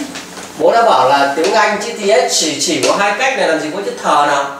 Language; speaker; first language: Vietnamese; native; Vietnamese